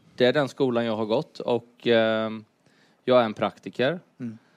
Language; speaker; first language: Swedish; native; Swedish